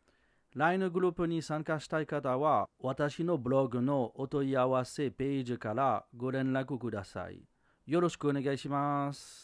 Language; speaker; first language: Japanese; non-native, learner; French